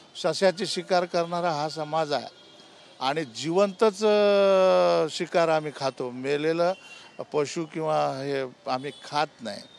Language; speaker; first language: Marathi; non-native, local second language; Lambadi